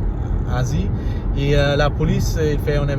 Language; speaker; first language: French; non-native, learner; Portuguese